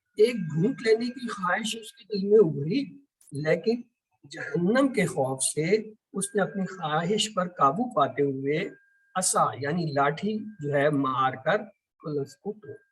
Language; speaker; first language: Urdu; native; Urdu